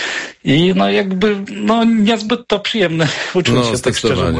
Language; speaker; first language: Polish; non-native, fluent; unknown